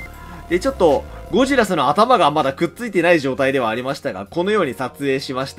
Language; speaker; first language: Japanese; native; Japanese